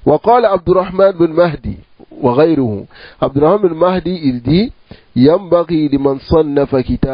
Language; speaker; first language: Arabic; non-native, fluent; French